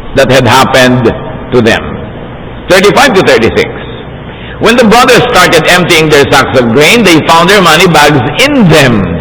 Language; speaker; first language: English; non-native, local second language; Filipino